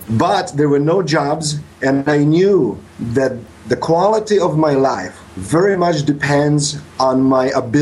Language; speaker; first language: English; non-native, fluent; Polish